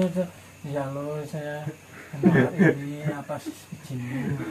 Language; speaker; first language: Indonesian; native; Indonesian